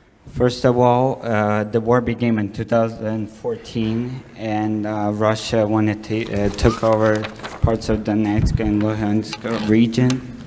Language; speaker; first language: English; non-native, fluent; Ukrainian